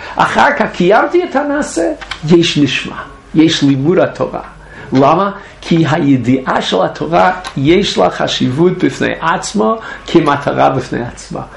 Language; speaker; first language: Hebrew; non-native, fluent; English